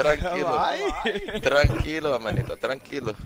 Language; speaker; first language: Spanish; non-native, learner; Portuguese